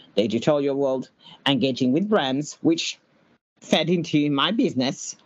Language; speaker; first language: English; non-native, fluent; French